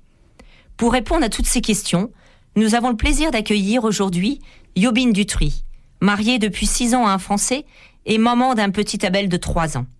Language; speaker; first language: French; native; French